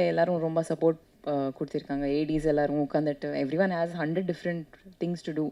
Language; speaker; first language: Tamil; non-native, learner; Kannada